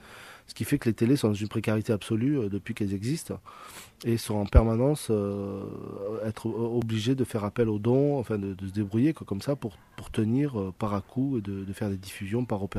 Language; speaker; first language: French; native; French